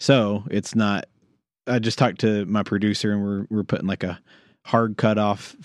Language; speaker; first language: English; native; English